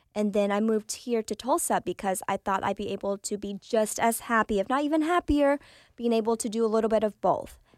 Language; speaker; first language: English; early bilingual, other home language; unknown